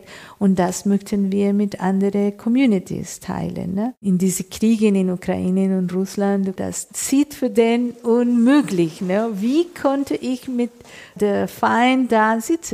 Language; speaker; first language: German; non-native, fluent; Spanish